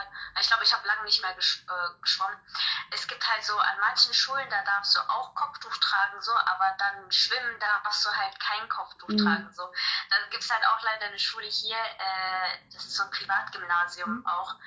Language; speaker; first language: German; early bilingual, other home language; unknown